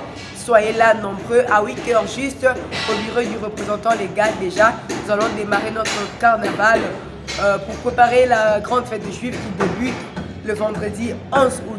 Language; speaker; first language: French; non-native, local second language; Lingala